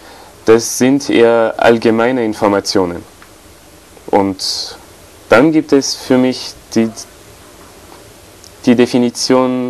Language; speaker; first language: German; non-native, fluent; French